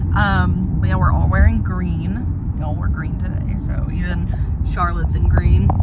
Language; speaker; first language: English; native; English